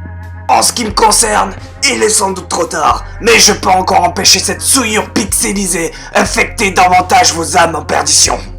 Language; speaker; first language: French; native; French